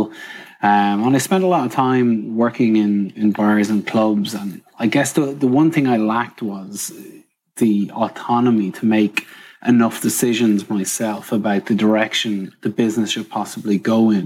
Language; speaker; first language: English; native; English